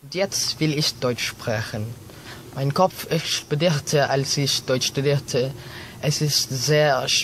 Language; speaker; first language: German; non-native, learner; Filipino